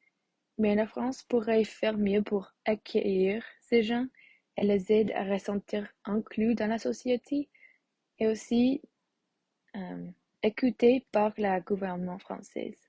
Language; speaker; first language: French; non-native, learner; English